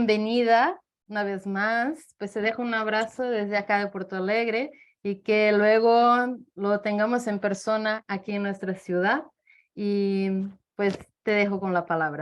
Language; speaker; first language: Spanish; non-native, fluent; Portuguese